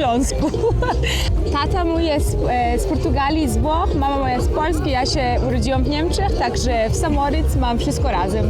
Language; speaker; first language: Polish; early bilingual, heritage; Polish